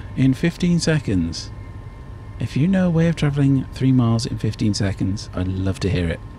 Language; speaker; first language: English; native; English